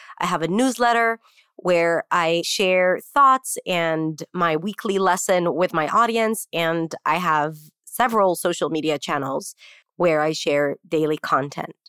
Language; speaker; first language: English; non-native, fluent; Hebrew